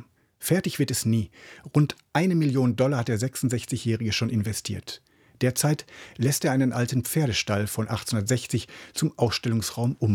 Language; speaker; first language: German; native; German